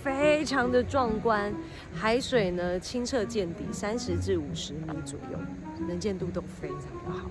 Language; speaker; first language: Chinese; native; Chinese